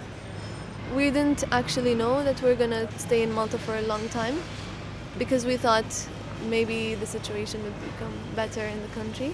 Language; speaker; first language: English; non-native, fluent; Arabic